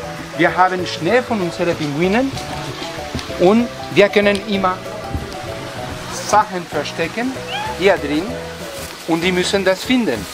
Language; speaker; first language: German; non-native, learner; Spanish